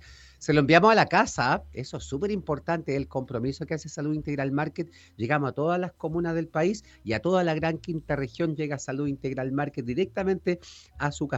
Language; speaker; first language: Spanish; native; Spanish